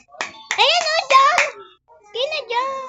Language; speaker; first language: Filipino; native; Filipino